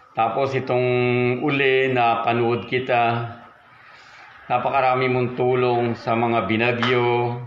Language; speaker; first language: Filipino; native; Filipino